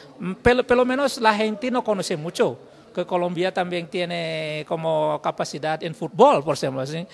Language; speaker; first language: Spanish; non-native, learner; Indonesian